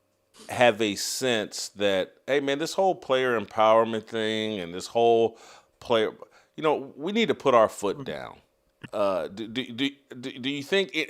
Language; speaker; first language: English; native; English